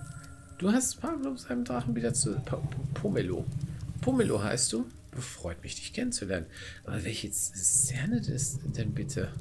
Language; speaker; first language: German; native; German